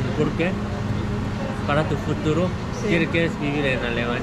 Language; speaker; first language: Spanish; non-native, learner; Korean